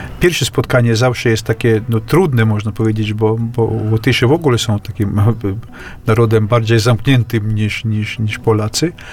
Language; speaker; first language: Polish; non-native, fluent; Latvian